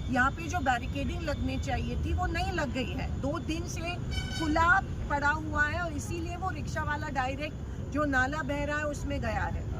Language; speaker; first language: Hindi; non-native, local second language; Marathi